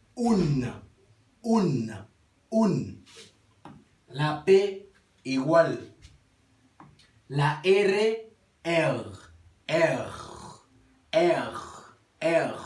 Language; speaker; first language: Spanish; non-native, learner; Haitian Creole